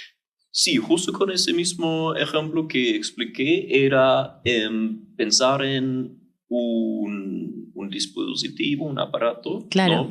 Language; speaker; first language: Spanish; non-native, fluent; German